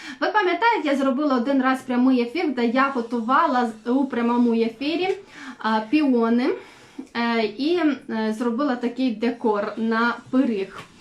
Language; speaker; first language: Ukrainian; non-native, local second language; Russian